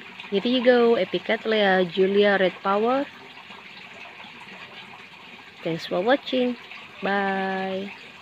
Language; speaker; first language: English; non-native, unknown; Indonesian